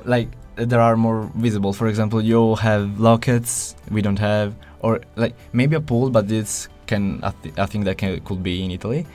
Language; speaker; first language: English; non-native, fluent; Italian